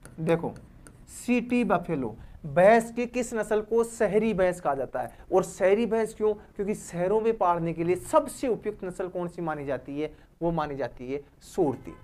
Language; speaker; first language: Hindi; native; Hindi